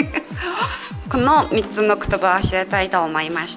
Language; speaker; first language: Japanese; non-native, fluent; Mongolian